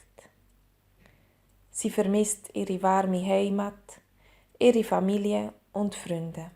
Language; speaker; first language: German; native; German